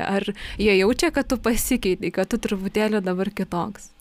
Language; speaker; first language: Lithuanian; native; Lithuanian